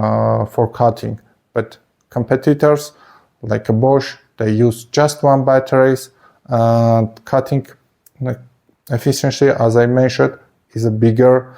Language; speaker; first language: English; non-native, fluent; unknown